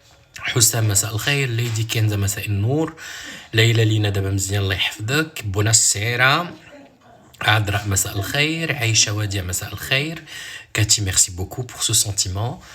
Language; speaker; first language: Arabic; native; Arabic